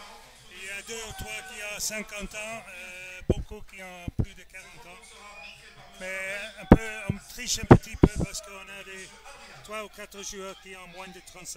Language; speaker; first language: French; non-native, fluent; English